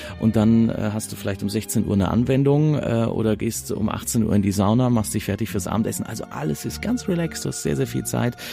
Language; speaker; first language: German; native; German